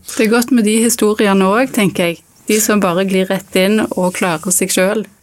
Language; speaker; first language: Norwegian; native; Norwegian